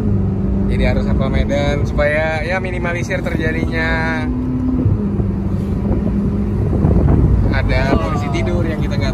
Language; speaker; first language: Indonesian; native; Indonesian